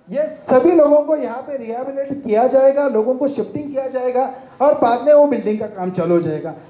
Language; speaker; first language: Hindi; non-native, local second language; Marathi